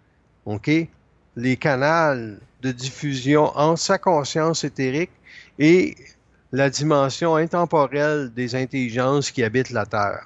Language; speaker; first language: French; native; French